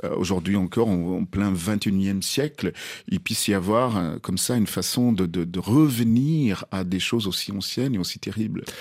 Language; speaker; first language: French; non-native, fluent; Portuguese